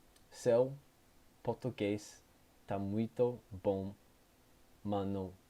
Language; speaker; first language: Portuguese; non-native, learner; English